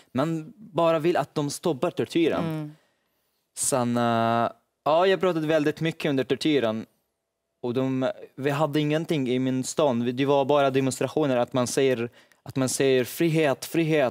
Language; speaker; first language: Swedish; non-native, learner; Arabic